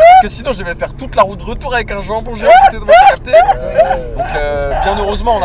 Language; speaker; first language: French; native; French